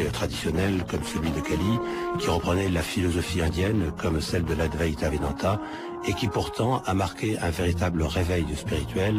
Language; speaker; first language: French; native; French